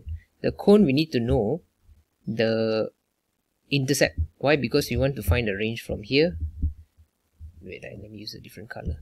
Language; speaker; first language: English; non-native, local second language; Malay